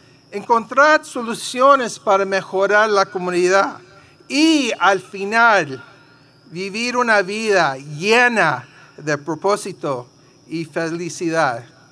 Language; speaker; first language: Spanish; early bilingual, heritage; Spanish